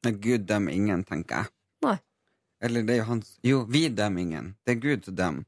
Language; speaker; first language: Norwegian; native; Norwegian